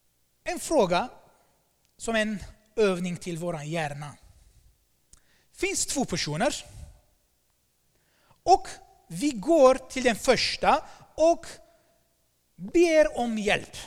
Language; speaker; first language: Swedish; non-native, fluent; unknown